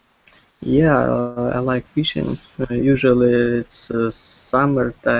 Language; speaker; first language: English; non-native, learner; Russian